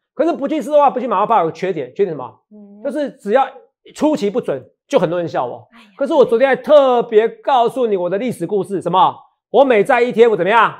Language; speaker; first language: Chinese; native; Chinese